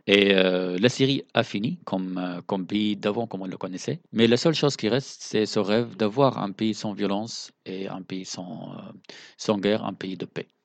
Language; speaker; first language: French; non-native, fluent; Arabic